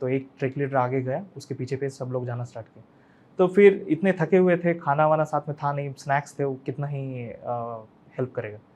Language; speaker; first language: Hindi; non-native, local second language; Marathi